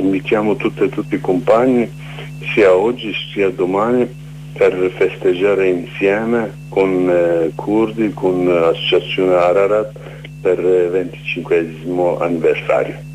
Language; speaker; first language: Italian; non-native, learner; Kurdish